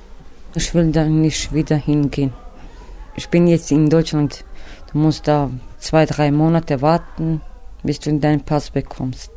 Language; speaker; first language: German; non-native, learner; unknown